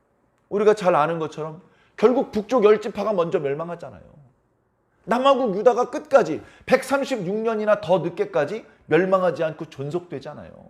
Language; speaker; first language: Korean; native; Korean